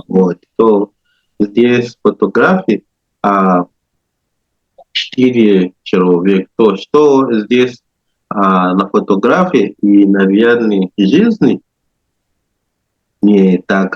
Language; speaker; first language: Russian; non-native, learner; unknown